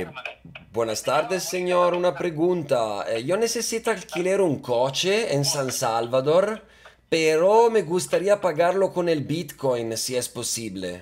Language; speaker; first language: Spanish; non-native, learner; Italian